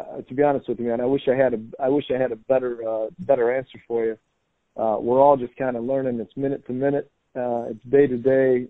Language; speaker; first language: English; native; English